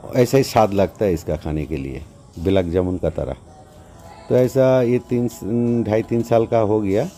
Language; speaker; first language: Hindi; non-native, local second language; Bangla